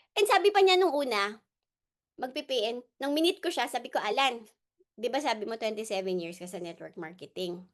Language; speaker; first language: Filipino; non-native, local second language; Hiligaynon